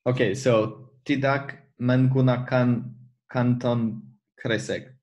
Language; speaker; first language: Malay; non-native, learner; French